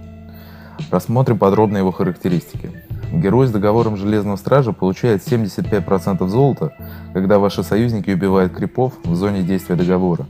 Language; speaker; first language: Russian; native; Russian